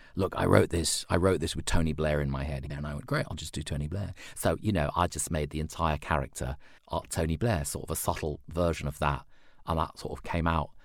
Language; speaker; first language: English; native; English